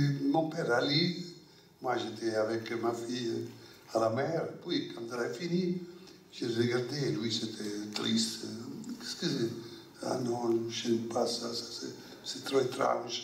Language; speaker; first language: French; non-native, fluent; Italian